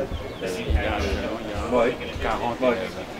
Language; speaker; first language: French; non-native, local second language; Morisyen